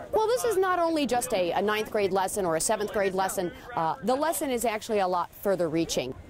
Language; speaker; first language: English; native; English